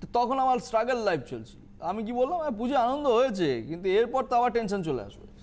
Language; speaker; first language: Bangla; native; Bangla